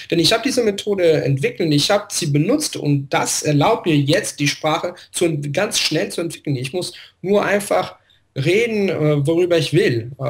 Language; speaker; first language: German; non-native, fluent; Italian